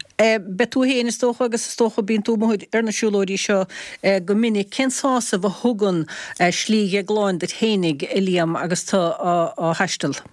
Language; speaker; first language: Irish; native; Irish